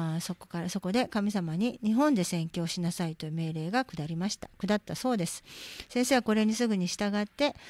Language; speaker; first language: Japanese; native; Japanese